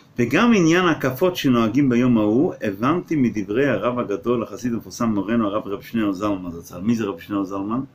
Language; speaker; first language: Hebrew; non-native, fluent; English